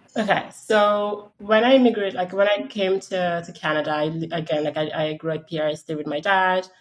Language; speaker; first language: English; early bilingual, heritage; English